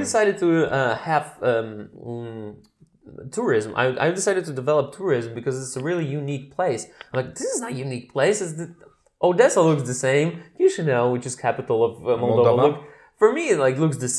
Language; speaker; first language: English; non-native, fluent; Russian